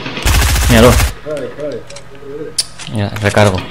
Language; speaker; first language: Spanish; native; Spanish